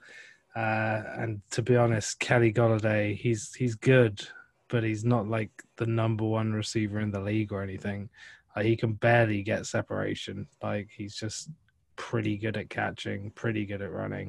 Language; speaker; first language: English; native; English